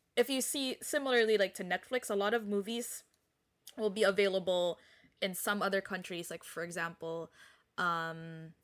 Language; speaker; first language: English; non-native, local second language; Filipino